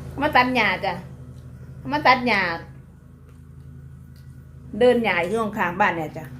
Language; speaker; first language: Thai; non-native, local second language; Lao